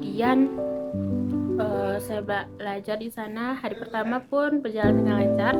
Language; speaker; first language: Indonesian; non-native, local second language; Minangkabau